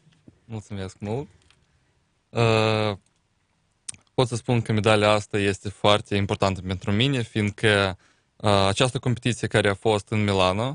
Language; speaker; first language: Romanian; non-native, local second language; Russian